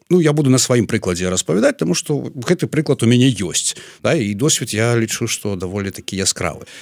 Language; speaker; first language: Belarusian; native; Belarusian